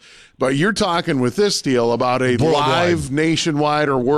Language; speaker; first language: English; native; English